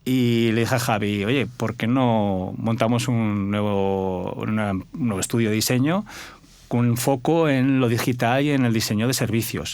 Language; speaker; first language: Spanish; native; Spanish